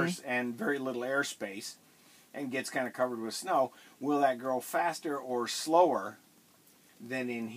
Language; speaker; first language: English; native; English